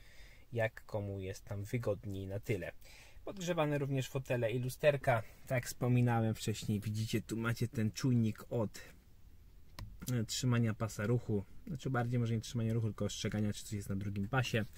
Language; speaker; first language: Polish; native; Polish